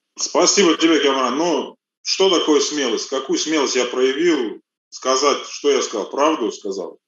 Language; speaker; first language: Russian; early bilingual, other home language; Armenian